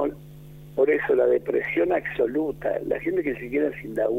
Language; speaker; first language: Spanish; native; Spanish